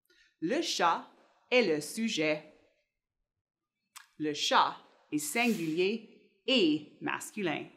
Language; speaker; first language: French; non-native, fluent; English